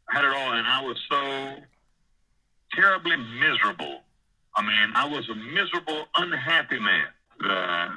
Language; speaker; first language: English; native; English